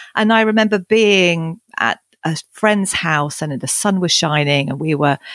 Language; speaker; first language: English; native; English